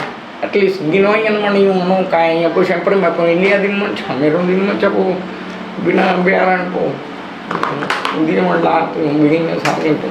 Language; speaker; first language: Filipino; non-native, learner; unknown